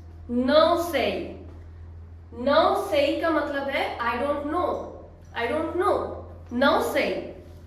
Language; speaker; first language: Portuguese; non-native, fluent; Hindi